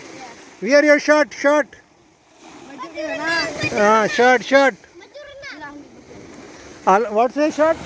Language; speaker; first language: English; non-native, learner; Urdu